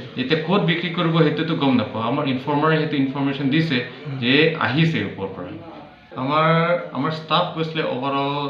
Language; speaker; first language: Assamese; native; Assamese